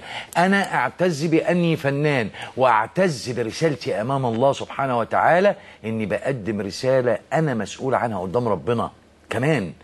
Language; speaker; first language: Arabic; native; Arabic